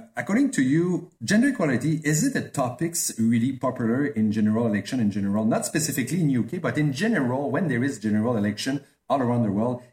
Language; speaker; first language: English; non-native, fluent; French